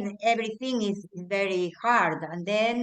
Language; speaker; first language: English; non-native, learner; Spanish